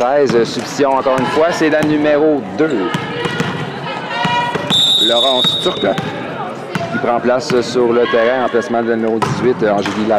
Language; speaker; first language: French; native; French